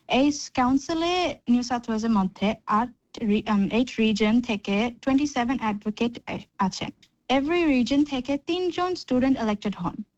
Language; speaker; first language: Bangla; early bilingual, heritage; Bangla